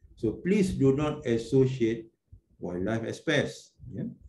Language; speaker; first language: English; non-native, local second language; Malay